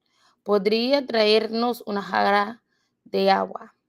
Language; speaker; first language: Spanish; non-native, learner; English